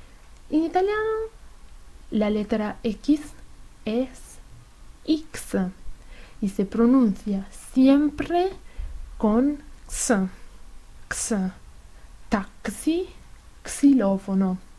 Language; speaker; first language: Spanish; non-native, fluent; Italian